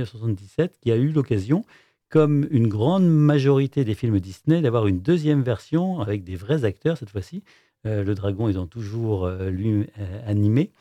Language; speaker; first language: French; native; French